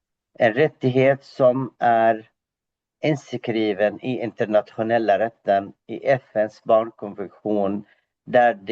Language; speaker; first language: Swedish; non-native, fluent; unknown